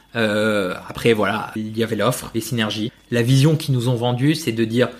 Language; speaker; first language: French; non-native, fluent; Spanish